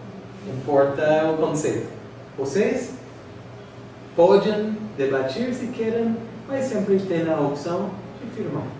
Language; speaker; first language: Portuguese; non-native, fluent; English